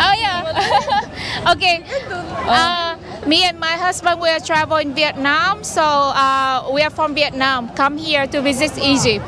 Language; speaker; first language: English; non-native, learner; Vietnamese